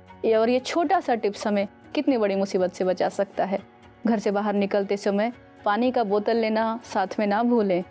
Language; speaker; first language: Hindi; native; Hindi